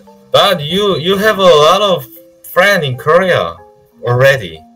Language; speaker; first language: English; non-native, learner; Korean